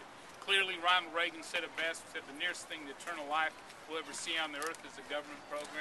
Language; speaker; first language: English; native; English